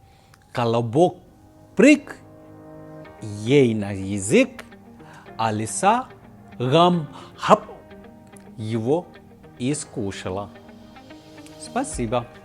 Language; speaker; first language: Russian; non-native, fluent; Hindi